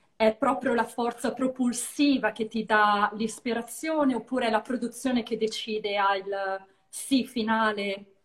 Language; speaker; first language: Italian; native; Italian